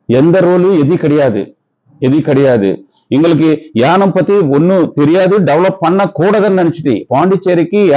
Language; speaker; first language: Tamil; non-native, local second language; Telugu